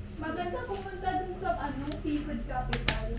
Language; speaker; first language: Filipino; native; Filipino